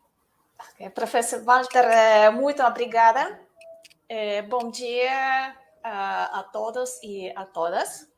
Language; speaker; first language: Portuguese; non-native, learner; Russian